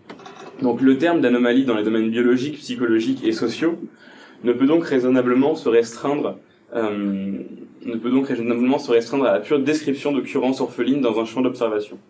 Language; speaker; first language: French; native; French